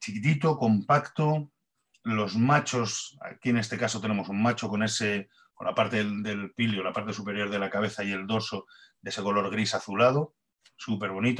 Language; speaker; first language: Spanish; native; Spanish